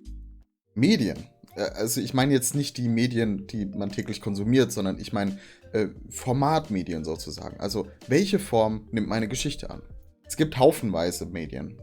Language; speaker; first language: German; native; German